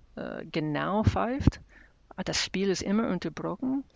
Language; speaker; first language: German; non-native, learner; English